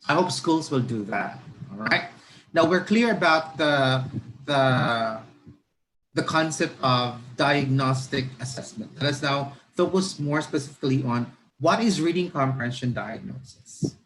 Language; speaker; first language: English; non-native, local second language; Filipino